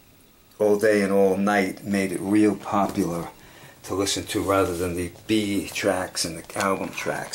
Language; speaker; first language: English; native; English